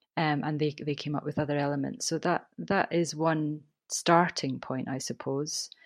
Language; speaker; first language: English; native; English